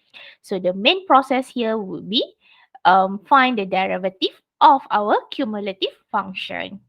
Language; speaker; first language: English; non-native, local second language; Malay